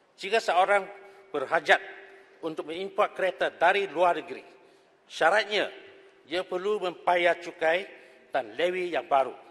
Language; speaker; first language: Malay; non-native, local second language; Chinese